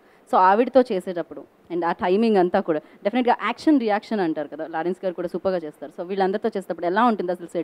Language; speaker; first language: Telugu; native; Telugu